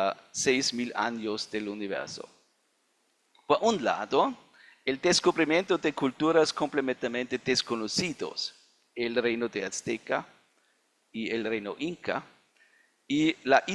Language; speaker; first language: Spanish; non-native, fluent; German